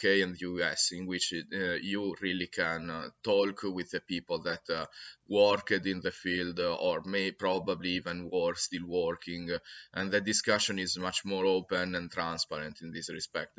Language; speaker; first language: English; non-native, fluent; Italian